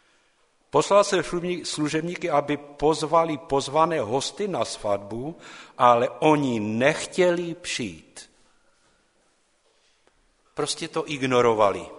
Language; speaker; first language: Czech; non-native, local second language; Polish